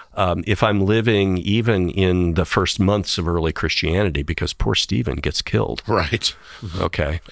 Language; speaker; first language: English; native; English